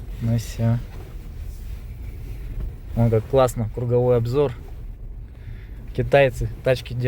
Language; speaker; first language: Russian; native; Russian